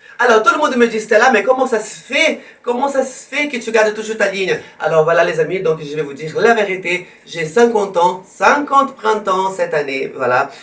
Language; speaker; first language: French; non-native, fluent; Portuguese